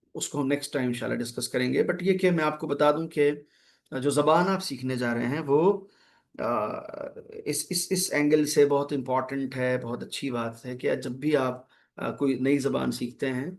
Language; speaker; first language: Hindi; native; Hindi